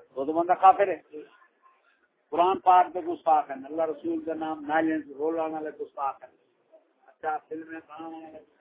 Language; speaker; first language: Urdu; non-native, local second language; Punjabi